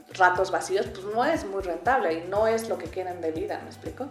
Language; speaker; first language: Spanish; native; Spanish